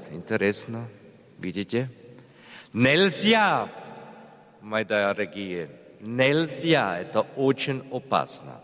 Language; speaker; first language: Russian; non-native, learner; German